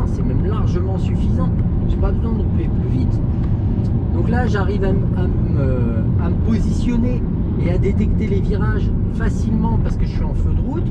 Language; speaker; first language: French; native; French